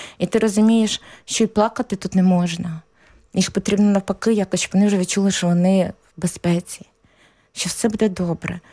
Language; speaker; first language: Ukrainian; native; Ukrainian